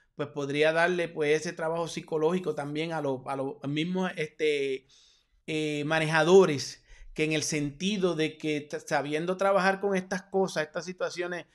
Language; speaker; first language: Spanish; native; Spanish